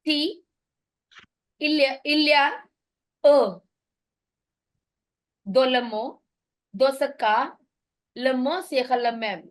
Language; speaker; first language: French; non-native, fluent; Punjabi